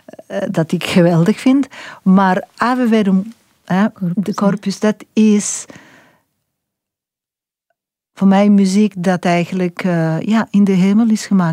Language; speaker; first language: Dutch; non-native, local second language; French